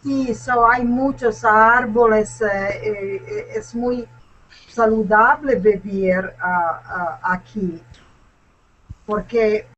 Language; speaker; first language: Spanish; non-native, learner; English